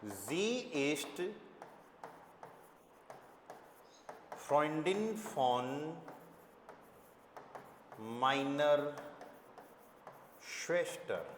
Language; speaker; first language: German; non-native, fluent; Hindi